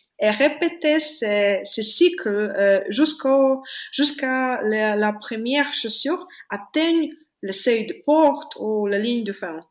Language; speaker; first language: French; non-native, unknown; Polish